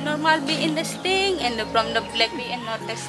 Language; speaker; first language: English; non-native, learner; Indonesian